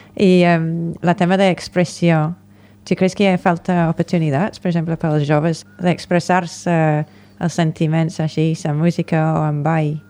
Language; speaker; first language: Catalan; non-native, fluent; English